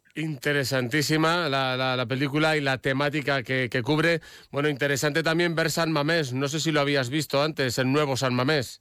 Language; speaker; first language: Spanish; native; Spanish